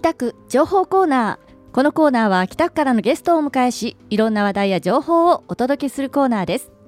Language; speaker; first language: Japanese; native; Japanese